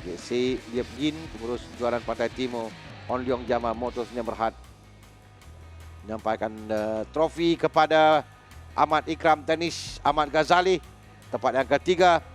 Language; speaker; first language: Malay; native; Malay